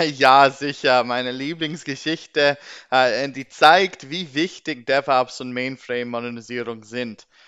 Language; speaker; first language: German; non-native, learner; English